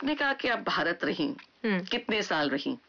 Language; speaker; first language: Hindi; native; Hindi